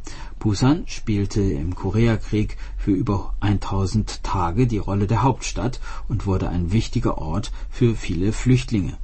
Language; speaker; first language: German; native; German